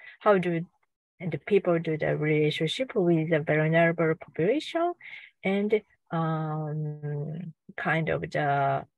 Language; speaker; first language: English; non-native, learner; Japanese